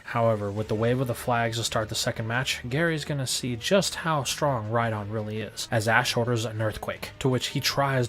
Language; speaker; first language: English; native; English